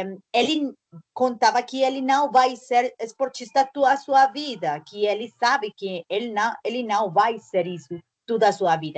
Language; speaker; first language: Portuguese; non-native, learner; Spanish